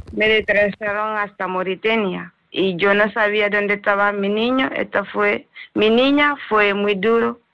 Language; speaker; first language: Spanish; non-native, learner; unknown